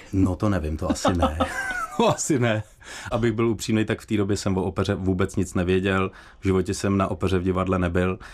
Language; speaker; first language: Czech; native; Czech